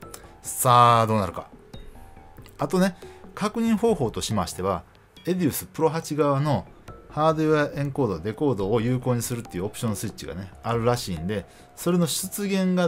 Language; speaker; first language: Japanese; native; Japanese